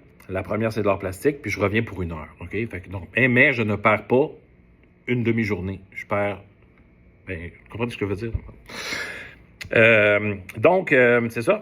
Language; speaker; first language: French; native; French